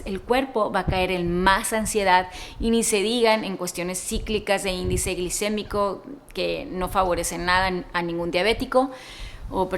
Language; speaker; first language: Spanish; native; Spanish